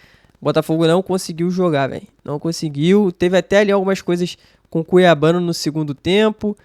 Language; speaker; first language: Portuguese; native; Portuguese